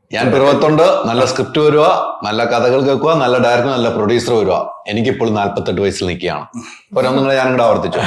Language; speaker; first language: Malayalam; native; Malayalam